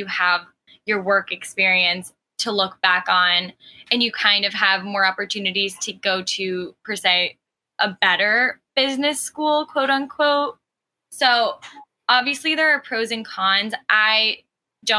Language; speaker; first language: English; early bilingual, other home language; Arabic